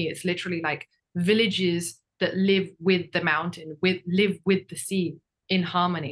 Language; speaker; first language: English; non-native, fluent; Japanese